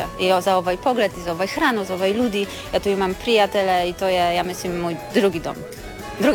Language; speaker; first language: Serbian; non-native, learner; Polish